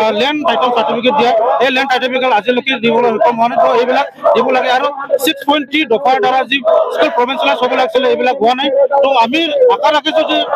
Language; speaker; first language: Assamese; non-native, local second language; Bodo